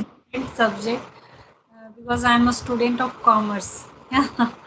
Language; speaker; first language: English; non-native, learner; Hindi